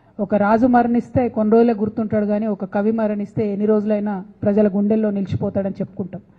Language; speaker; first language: Telugu; native; Telugu